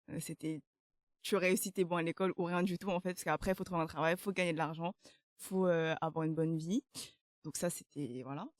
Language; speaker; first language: French; early bilingual, other home language; Vietnamese